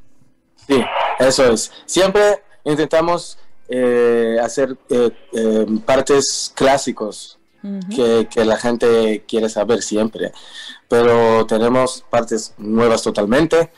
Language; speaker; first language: Spanish; non-native, learner; Hebrew